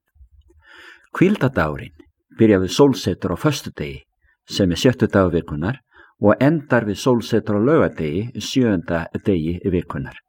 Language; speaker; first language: Icelandic; native; Icelandic